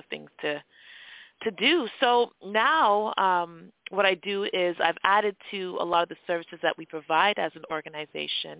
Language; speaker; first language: English; native; English